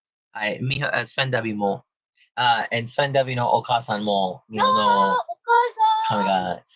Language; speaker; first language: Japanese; non-native, learner; English